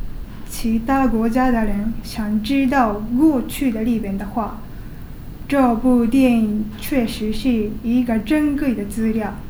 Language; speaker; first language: Chinese; non-native, learner; Japanese